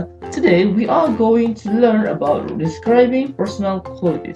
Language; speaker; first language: English; non-native, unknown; Indonesian